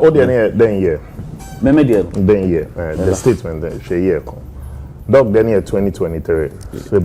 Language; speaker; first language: English; non-native, local second language; Akan